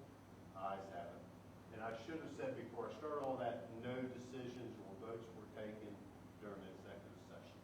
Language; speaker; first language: English; native; English